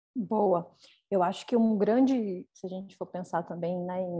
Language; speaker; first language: Portuguese; native; Portuguese